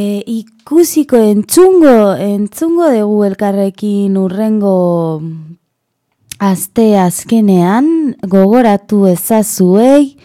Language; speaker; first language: Basque; non-native, local second language; Spanish